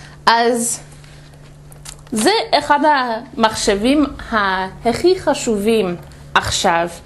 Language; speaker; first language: Hebrew; non-native, fluent; English